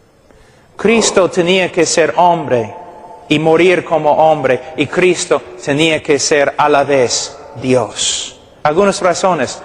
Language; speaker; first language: Spanish; non-native, fluent; English